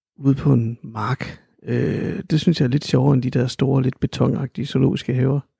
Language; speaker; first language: Danish; native; Danish